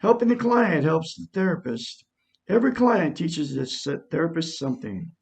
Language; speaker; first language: English; native; English